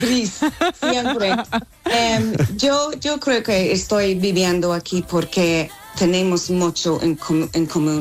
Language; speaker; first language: Spanish; non-native, fluent; English